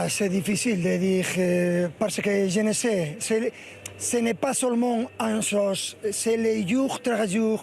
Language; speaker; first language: French; non-native, learner; Spanish